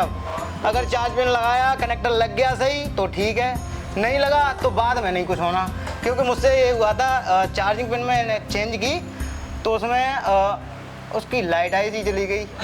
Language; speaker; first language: Hindi; native; Hindi